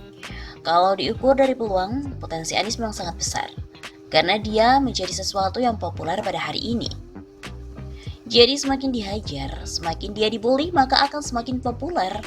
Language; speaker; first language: Indonesian; native; Indonesian